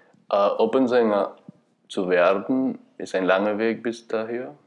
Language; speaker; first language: German; non-native, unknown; Albanian